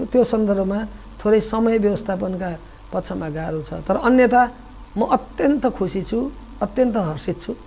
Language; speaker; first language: Nepali; native; Nepali